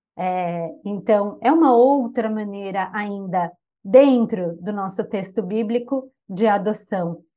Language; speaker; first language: Portuguese; native; Portuguese